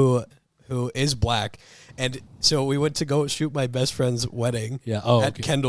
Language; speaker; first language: English; native; English